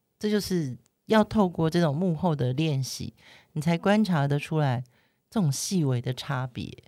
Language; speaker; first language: Chinese; native; Chinese